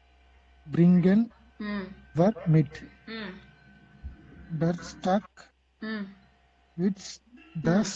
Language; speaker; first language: German; non-native, learner; Tamil